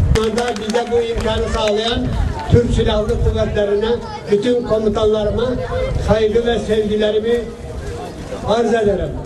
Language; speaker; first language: Turkish; early bilingual, heritage; Turkish